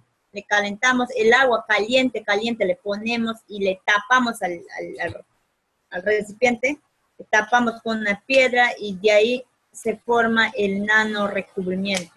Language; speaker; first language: Spanish; native; Spanish